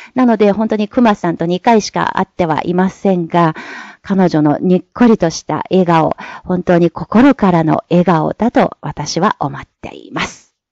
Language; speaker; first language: Japanese; non-native, fluent; Chinese